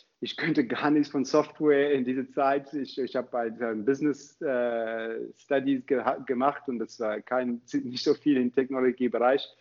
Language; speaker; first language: German; non-native, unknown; English